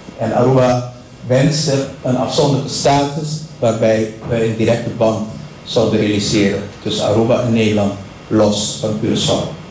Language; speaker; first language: Dutch; non-native, local second language; Papiamento